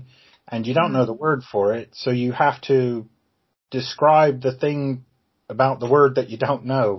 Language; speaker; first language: English; native; English